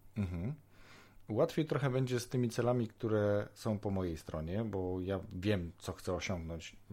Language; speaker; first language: Polish; native; Polish